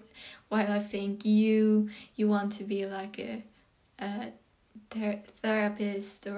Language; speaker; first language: English; non-native, fluent; Swedish